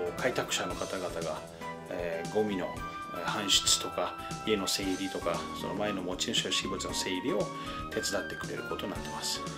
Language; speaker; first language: Japanese; non-native, fluent; English